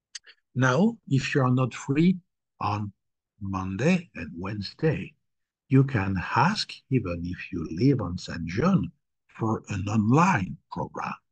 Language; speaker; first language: English; non-native, fluent; French